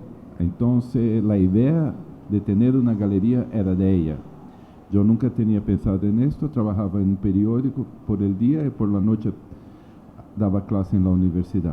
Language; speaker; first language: Spanish; non-native, learner; Portuguese